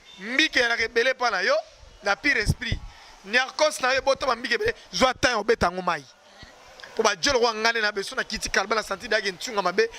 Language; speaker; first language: Lingala; native; Lingala